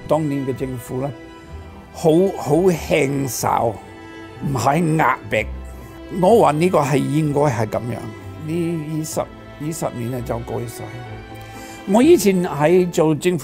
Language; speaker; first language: Cantonese; non-native, fluent; English